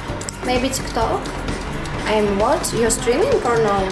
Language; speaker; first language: English; non-native, learner; Russian